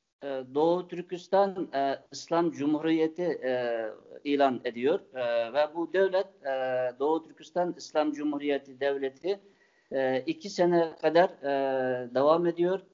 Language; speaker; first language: Turkish; non-native, fluent; Uyghur